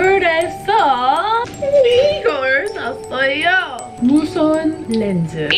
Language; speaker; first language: Korean; non-native, fluent; English